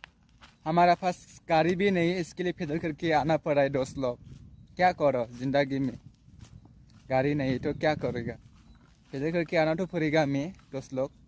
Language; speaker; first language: Hindi; non-native, local second language; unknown